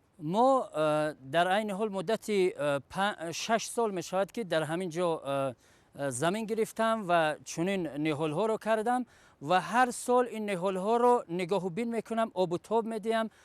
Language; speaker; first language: Tajik; non-native, local second language; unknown